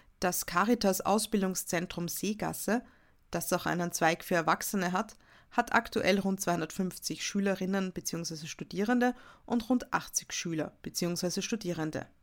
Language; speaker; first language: German; native; German